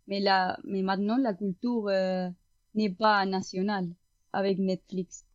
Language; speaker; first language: French; non-native, fluent; Spanish